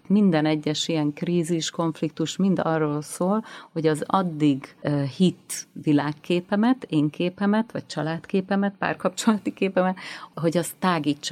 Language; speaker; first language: Hungarian; native; Hungarian